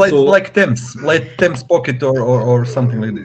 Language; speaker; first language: English; non-native, learner; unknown